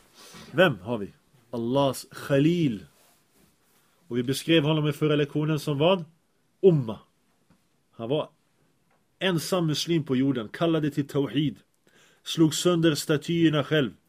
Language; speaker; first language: Swedish; early bilingual, other home language; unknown